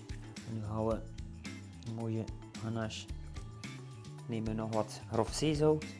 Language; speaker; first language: Dutch; native; Dutch